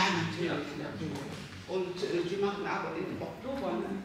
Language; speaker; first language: German; non-native, learner; Korean